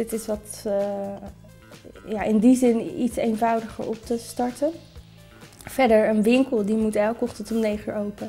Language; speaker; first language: Dutch; native; Dutch